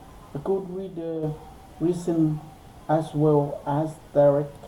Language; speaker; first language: English; non-native, learner; Thai